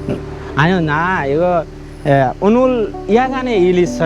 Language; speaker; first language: Korean; non-native, learner; Bangla